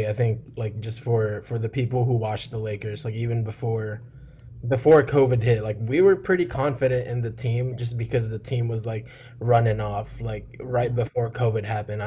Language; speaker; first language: English; early bilingual, other home language; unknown